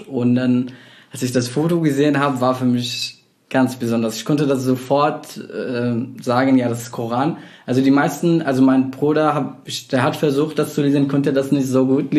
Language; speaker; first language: German; non-native, fluent; Arabic